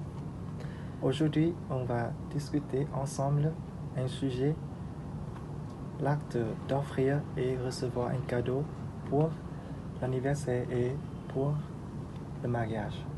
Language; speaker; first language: French; non-native, learner; Vietnamese